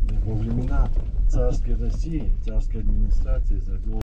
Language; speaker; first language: Russian; native; Russian